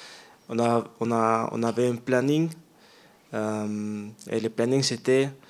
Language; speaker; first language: French; non-native, learner; Dutch